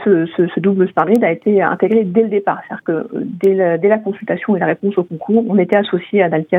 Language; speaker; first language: French; native; French